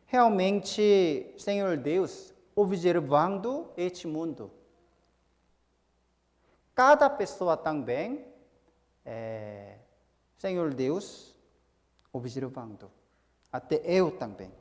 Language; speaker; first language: Portuguese; non-native, fluent; Korean